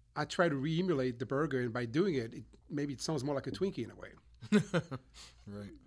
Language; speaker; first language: English; non-native, fluent; French